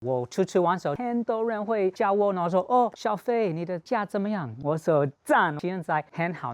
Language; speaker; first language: Chinese; non-native, fluent; English